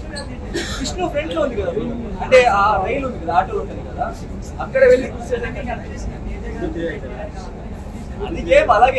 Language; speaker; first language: Telugu; non-native, local second language; Kannada